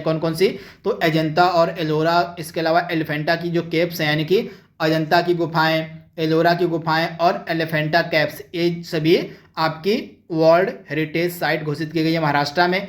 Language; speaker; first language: Hindi; native; Hindi